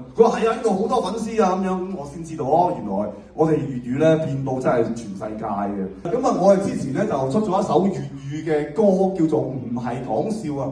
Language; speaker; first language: Cantonese; native; Cantonese